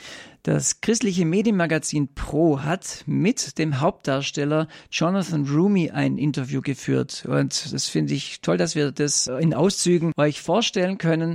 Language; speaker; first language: German; native; German